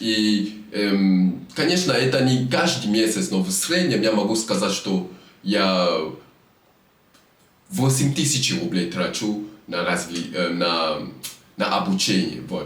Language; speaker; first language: Russian; non-native, fluent; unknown